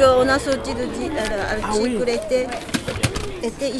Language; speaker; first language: French; non-native, learner; Japanese